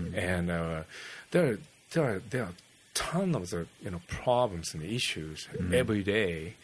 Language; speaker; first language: English; non-native, fluent; Japanese